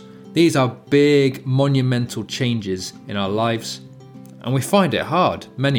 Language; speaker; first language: English; native; English